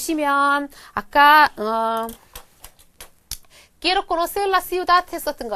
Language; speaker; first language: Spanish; non-native, fluent; Korean